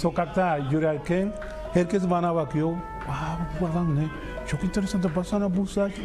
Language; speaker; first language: Turkish; non-native, learner; Spanish